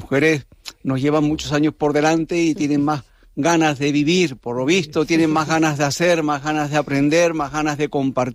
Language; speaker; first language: Spanish; native; Spanish